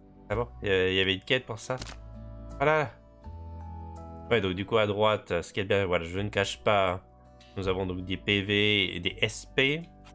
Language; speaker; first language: French; native; French